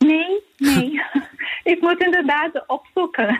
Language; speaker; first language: Dutch; non-native, fluent; Portuguese